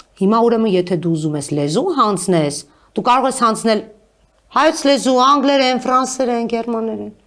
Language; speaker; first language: Armenian; native; Armenian